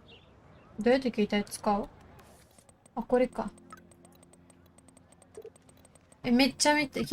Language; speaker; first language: Japanese; non-native, learner; Russian